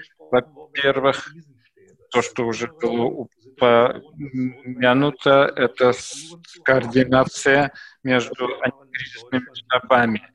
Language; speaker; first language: Russian; non-native, fluent; German